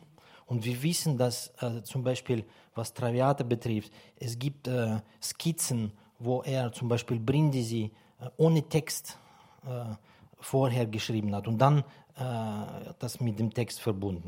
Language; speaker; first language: German; non-native, fluent; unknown